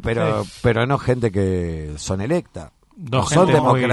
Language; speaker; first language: Spanish; native; Spanish